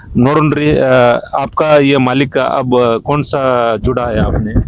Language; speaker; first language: Hindi; non-native, local second language; Kannada